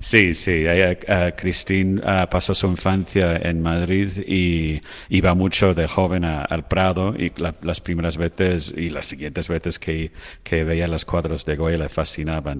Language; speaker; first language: Spanish; non-native, fluent; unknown